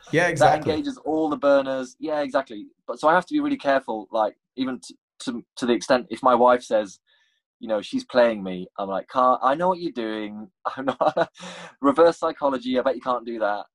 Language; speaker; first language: English; native; English